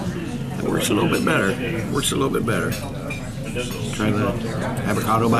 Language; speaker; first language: English; native; English